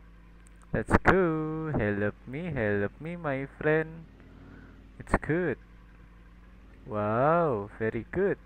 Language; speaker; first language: English; non-native, learner; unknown